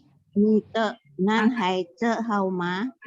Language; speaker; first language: Chinese; non-native, learner; Indonesian